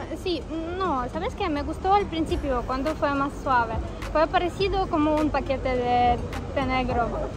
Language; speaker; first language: Spanish; non-native, learner; Ukrainian